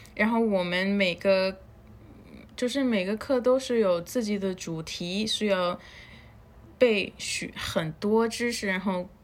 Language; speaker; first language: Chinese; non-native, fluent; Spanish